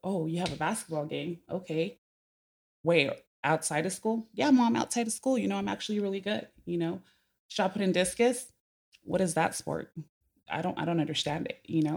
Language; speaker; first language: English; native; English